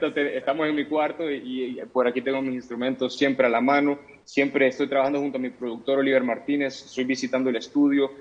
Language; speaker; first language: Spanish; native; Spanish